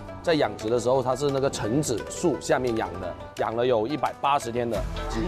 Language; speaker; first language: Chinese; non-native, local second language; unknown